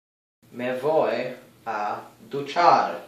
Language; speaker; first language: Spanish; non-native, learner; English